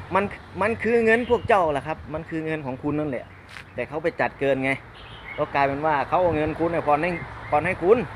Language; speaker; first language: Thai; non-native, local second language; Northeastern Thai